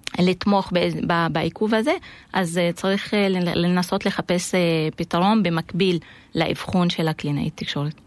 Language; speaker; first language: Hebrew; non-native, local second language; Arabic